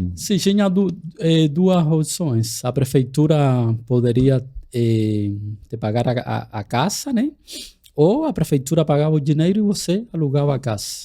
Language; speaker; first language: Portuguese; non-native, fluent; Spanish